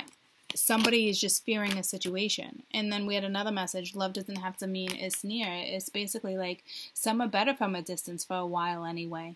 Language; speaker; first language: English; native; English